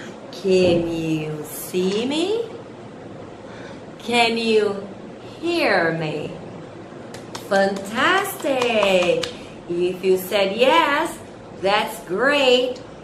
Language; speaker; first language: English; non-native, fluent; Portuguese